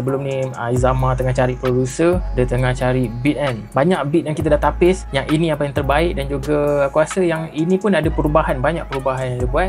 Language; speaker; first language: Malay; native; Malay